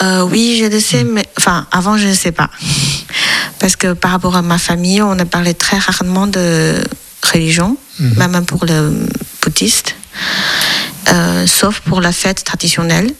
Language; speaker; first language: French; non-native, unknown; Chinese